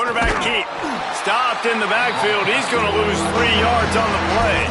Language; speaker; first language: English; native; English